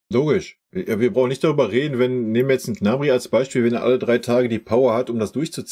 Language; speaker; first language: German; native; German